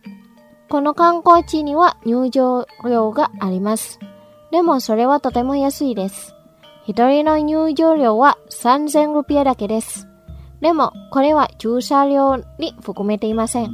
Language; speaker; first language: Japanese; non-native, fluent; Indonesian